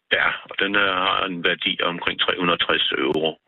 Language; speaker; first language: Danish; native; Danish